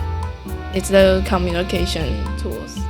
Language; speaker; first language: English; non-native, learner; Chinese